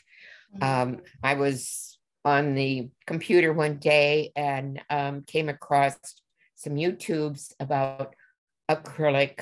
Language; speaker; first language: English; native; English